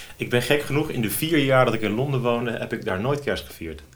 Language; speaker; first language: Dutch; native; Dutch